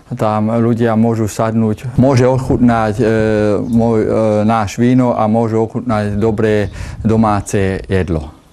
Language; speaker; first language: Slovak; non-native, local second language; Hungarian